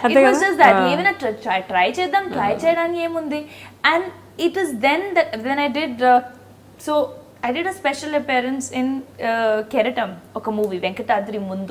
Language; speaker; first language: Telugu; non-native, local second language; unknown